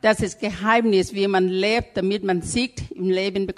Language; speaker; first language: German; non-native, fluent; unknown